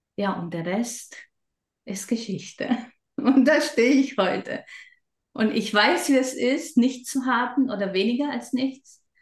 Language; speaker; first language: German; non-native, fluent; Romanian